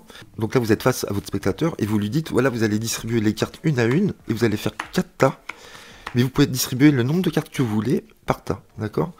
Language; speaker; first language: French; native; French